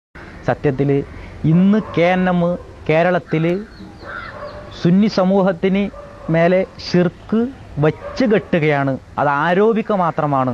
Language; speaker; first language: Malayalam; native; Malayalam